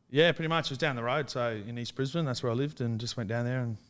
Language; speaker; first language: English; native; English